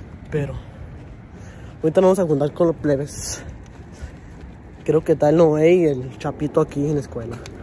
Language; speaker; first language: Spanish; early bilingual, heritage; Spanish